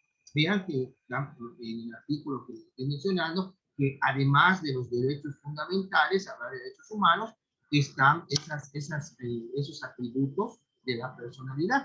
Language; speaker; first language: Spanish; native; Spanish